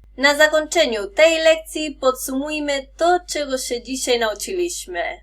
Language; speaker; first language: Polish; non-native, fluent; Spanish